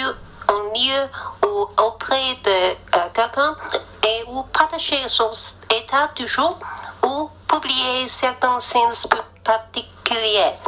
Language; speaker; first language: French; non-native, learner; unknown